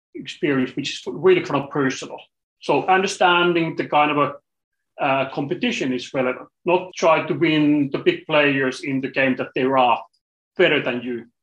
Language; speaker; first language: English; non-native, fluent; Finnish